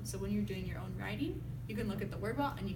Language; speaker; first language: English; native; English